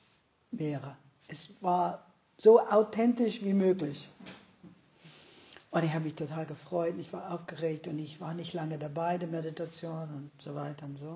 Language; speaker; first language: German; non-native, fluent; English